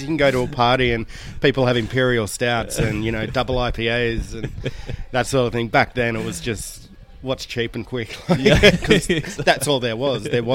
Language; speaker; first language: English; native; English